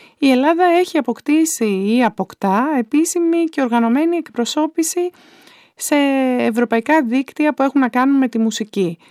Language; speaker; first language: Greek; native; Greek